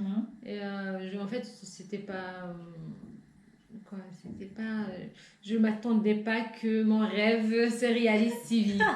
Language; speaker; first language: French; non-native, local second language; Arabic